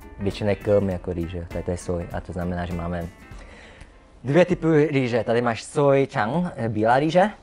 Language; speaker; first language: Czech; early bilingual, other home language; Vietnamese